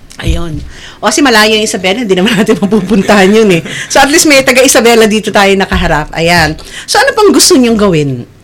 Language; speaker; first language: Filipino; native; Filipino